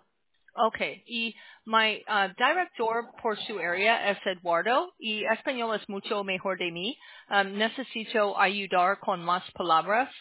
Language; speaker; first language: Spanish; non-native, learner; English